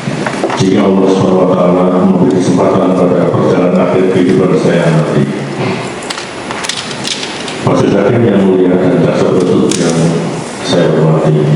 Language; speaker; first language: Indonesian; non-native, local second language; Javanese